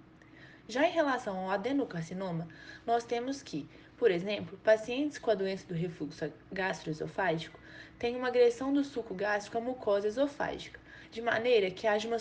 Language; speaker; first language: Portuguese; native; Portuguese